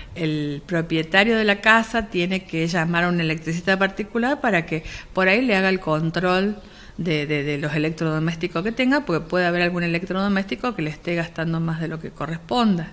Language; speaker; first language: Spanish; native; Spanish